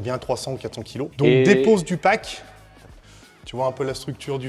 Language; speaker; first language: French; native; French